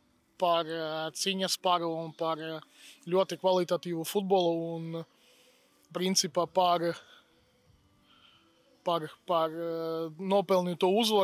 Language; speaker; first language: Latvian; non-native, local second language; Russian